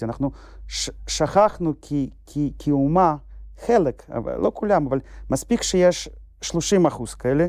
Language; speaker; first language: Hebrew; non-native, fluent; Russian